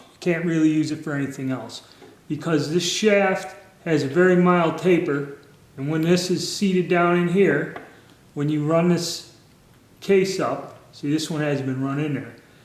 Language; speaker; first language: English; native; English